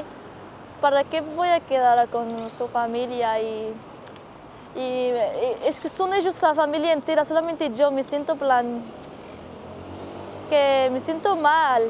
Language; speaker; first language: Spanish; non-native, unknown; Arabic